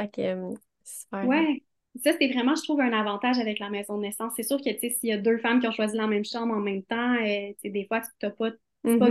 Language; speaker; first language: French; native; French